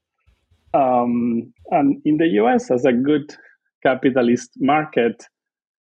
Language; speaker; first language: English; non-native, fluent; Spanish